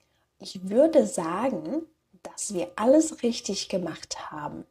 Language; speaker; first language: German; non-native, fluent; Slovak